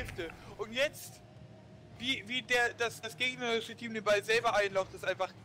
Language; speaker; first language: German; native; German